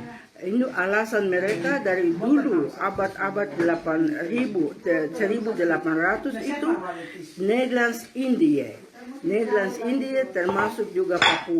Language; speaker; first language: Indonesian; non-native, local second language; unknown